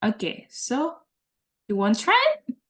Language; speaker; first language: English; non-native, learner; Indonesian